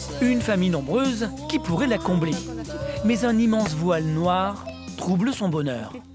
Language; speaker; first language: French; native; French